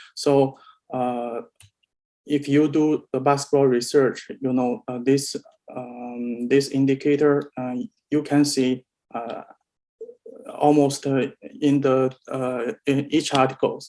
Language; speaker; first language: English; non-native, learner; Chinese